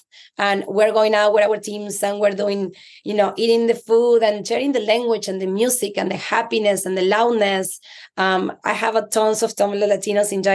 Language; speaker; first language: English; non-native, fluent; Spanish